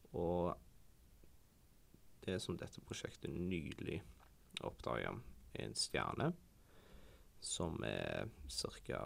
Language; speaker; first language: Norwegian; native; Norwegian